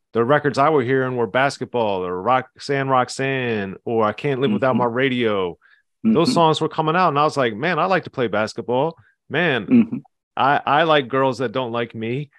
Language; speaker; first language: English; native; English